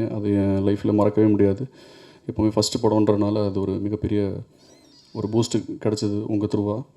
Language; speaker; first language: Tamil; native; Tamil